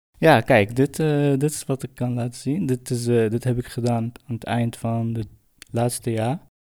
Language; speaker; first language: Dutch; non-native, fluent; Kurdish